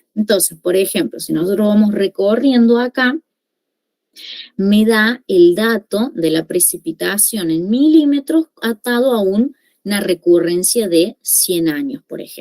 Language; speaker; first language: Spanish; native; Spanish